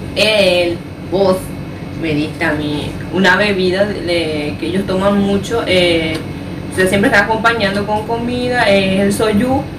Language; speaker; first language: Spanish; native; Spanish